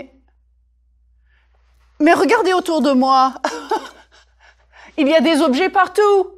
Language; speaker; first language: French; native; French